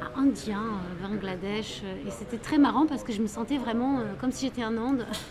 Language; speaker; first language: French; non-native, fluent; Portuguese